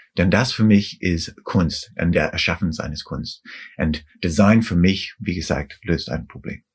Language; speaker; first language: German; non-native, fluent; English